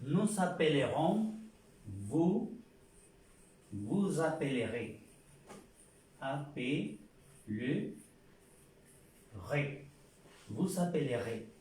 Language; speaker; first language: French; non-native, fluent; Spanish